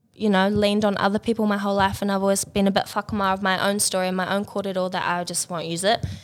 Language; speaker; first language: English; native; English